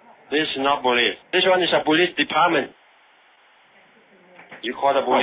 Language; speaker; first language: English; non-native, learner; Vietnamese